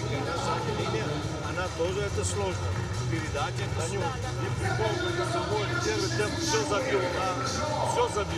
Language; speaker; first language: Russian; non-native, learner; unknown